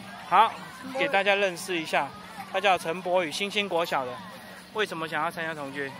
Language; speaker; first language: Chinese; native; Chinese